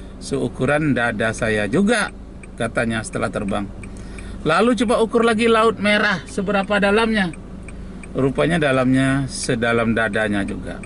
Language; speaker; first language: Indonesian; native; Indonesian